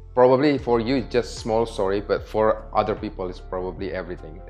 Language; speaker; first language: English; non-native, fluent; Indonesian